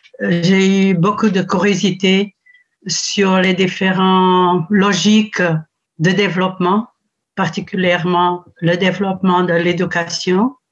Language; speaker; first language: French; non-native, fluent; Kabuverdianu